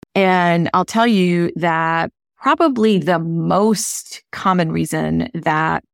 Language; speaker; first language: English; non-native, local second language; Hindi